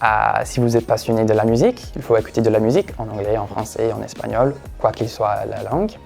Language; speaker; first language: French; non-native, fluent; English